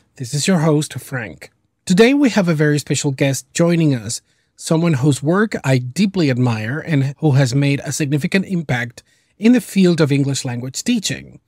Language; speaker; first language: English; early bilingual, other home language; Spanish